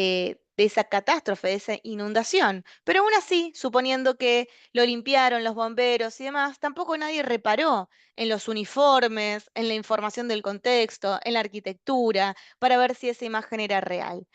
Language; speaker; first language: Spanish; native; Spanish